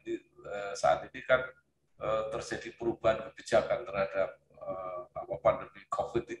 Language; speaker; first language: Indonesian; native; Indonesian